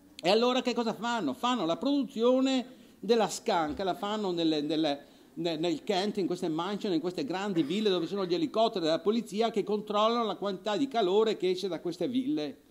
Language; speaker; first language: Italian; native; Italian